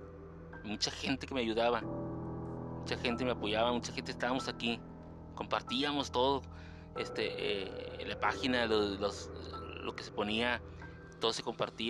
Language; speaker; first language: Spanish; native; Spanish